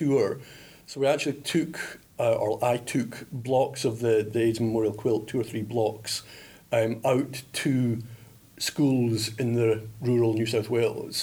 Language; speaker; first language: English; native; English